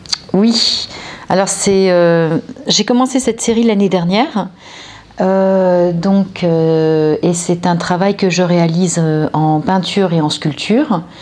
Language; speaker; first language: French; native; French